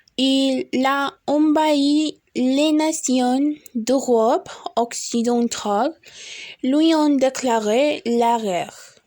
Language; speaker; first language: French; non-native, learner; Spanish